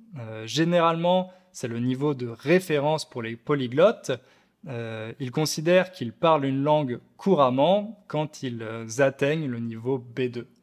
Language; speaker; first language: French; native; French